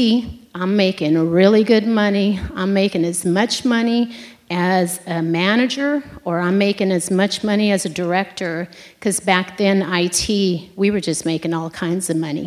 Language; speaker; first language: English; native; English